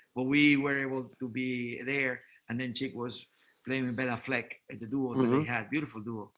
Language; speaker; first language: English; non-native, fluent; Spanish